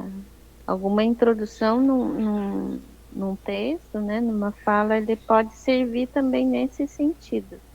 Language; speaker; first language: Portuguese; native; Portuguese